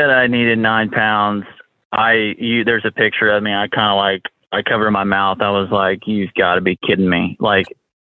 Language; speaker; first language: English; native; English